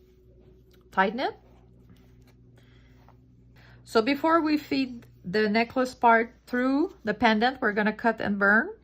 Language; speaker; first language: English; non-native, fluent; French